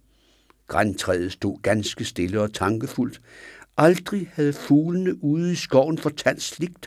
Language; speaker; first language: Danish; native; Danish